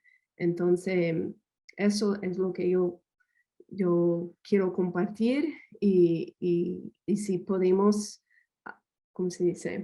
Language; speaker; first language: Spanish; non-native, fluent; English